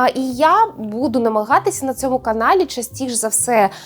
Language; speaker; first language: Ukrainian; native; Ukrainian